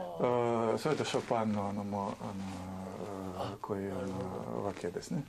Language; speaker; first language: Japanese; non-native, learner; Russian